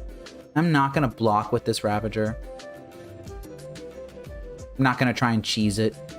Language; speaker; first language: English; native; English